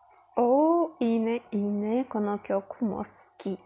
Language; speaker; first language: Japanese; non-native, learner; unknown